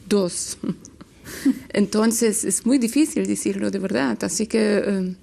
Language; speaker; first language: Spanish; non-native, learner; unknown